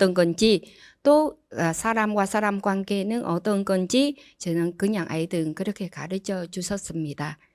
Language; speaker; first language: Korean; non-native, learner; Vietnamese